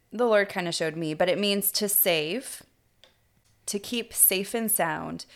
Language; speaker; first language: English; native; English